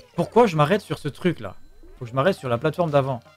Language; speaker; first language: French; native; French